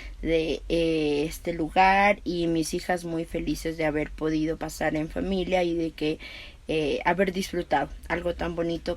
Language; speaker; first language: Spanish; native; Spanish